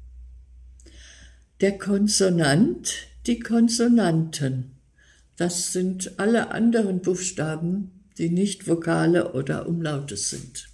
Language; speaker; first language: German; native; German